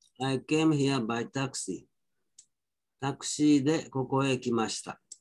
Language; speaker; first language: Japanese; native; Japanese